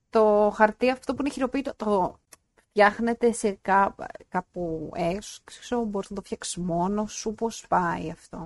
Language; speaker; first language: Greek; native; Greek